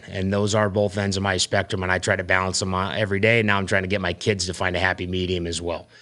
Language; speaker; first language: English; native; English